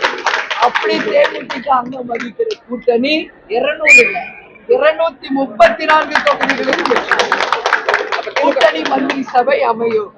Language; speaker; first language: Tamil; native; Tamil